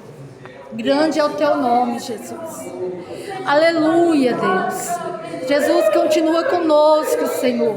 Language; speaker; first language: Portuguese; native; Portuguese